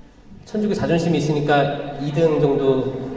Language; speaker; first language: Korean; native; Korean